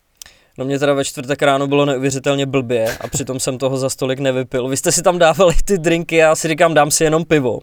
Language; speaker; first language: Czech; native; Czech